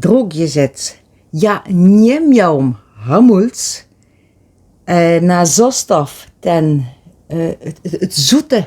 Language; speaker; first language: Polish; early bilingual, heritage; Polish